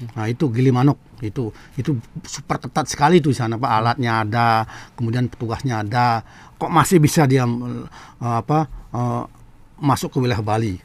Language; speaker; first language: Indonesian; non-native, local second language; Balinese